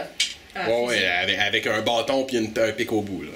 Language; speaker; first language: French; native; French